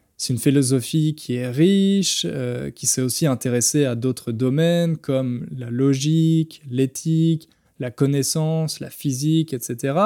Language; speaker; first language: French; native; French